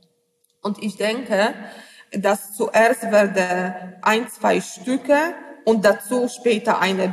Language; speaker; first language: German; non-native, learner; Polish